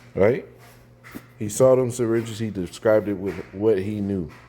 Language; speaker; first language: English; native; English